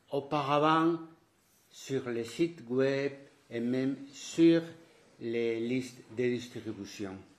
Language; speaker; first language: French; non-native, fluent; Spanish